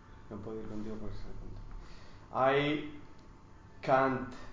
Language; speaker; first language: Spanish; native; Spanish